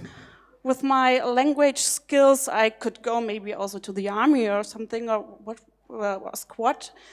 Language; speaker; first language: English; non-native, fluent; German